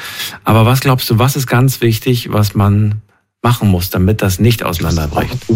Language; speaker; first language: German; native; German